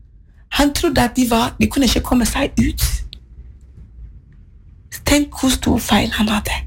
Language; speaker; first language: Norwegian; non-native, fluent; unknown